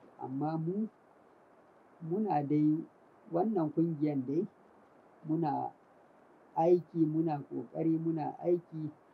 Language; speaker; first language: Hausa; non-native, local second language; Fula